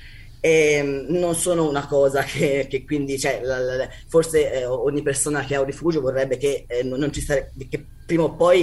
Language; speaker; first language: Italian; native; Italian